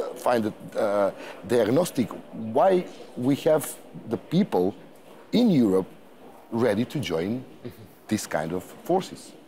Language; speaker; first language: English; non-native, fluent; Macedonian